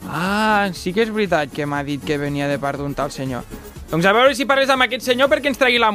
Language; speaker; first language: Catalan; native; Catalan